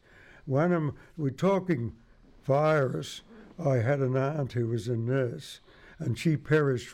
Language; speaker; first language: English; native; English